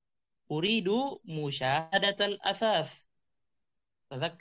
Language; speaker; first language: Arabic; non-native, fluent; Indonesian